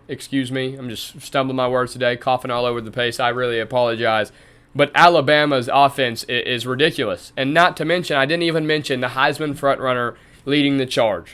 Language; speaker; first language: English; native; English